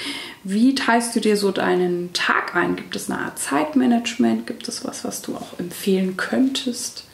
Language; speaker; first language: German; native; German